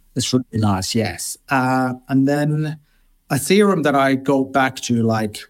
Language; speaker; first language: English; non-native, fluent; Finnish